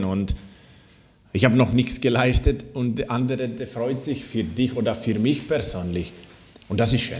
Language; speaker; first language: German; non-native, fluent; Slovak